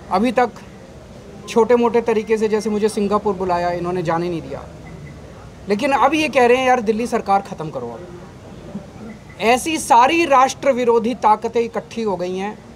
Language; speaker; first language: Hindi; native; Hindi